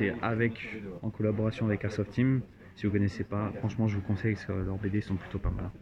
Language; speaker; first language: French; native; French